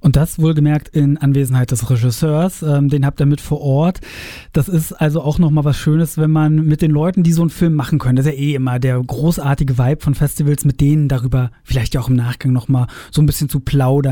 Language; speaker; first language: German; native; German